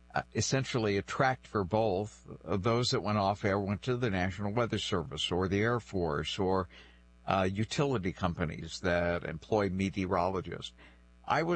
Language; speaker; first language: English; non-native, local second language; French